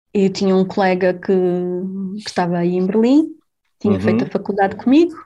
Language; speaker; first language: Portuguese; native; Portuguese